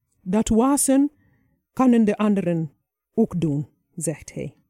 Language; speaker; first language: Dutch; non-native, fluent; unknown